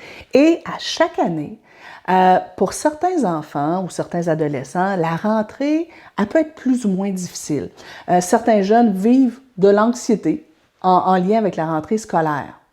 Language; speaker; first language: French; native; French